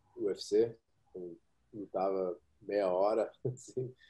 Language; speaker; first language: Portuguese; early bilingual, heritage; English